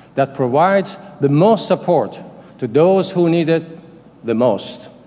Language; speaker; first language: English; non-native, fluent; Persian